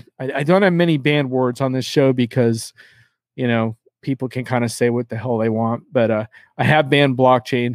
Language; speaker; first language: English; native; English